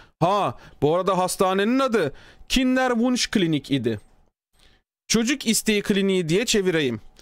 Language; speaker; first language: Turkish; native; Turkish